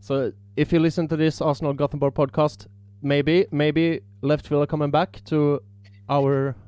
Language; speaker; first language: English; non-native, fluent; Swedish